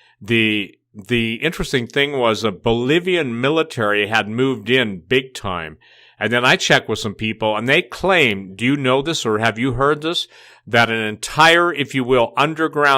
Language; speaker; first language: English; native; English